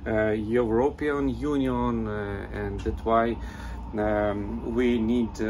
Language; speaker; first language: English; non-native, learner; Russian